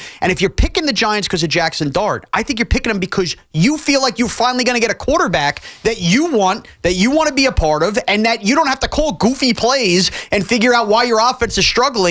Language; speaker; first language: English; native; English